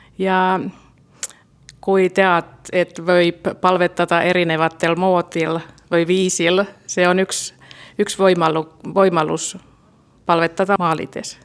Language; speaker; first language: Estonian; non-native, learner; Finnish